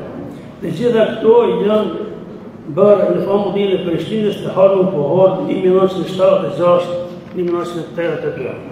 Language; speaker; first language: Albanian; native; Albanian